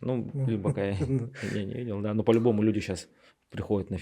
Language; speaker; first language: Russian; native; Russian